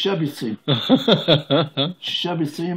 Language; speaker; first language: Hebrew; non-native, fluent; Arabic